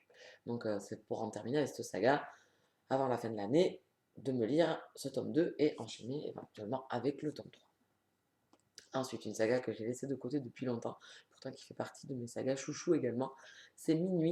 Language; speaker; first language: French; native; French